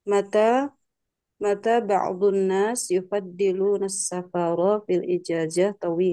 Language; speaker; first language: Arabic; non-native, learner; Indonesian